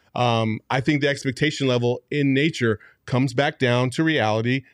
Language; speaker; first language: English; native; English